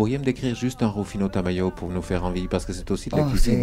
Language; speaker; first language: French; native; French